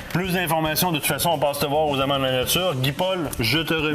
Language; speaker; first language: French; native; French